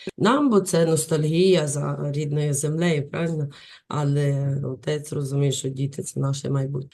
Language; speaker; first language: Ukrainian; native; Ukrainian